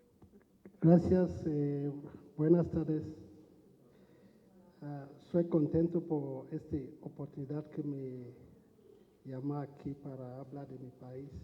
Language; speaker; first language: Spanish; non-native, learner; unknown